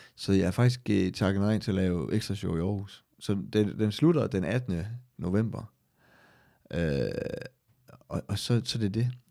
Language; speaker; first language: Danish; native; Danish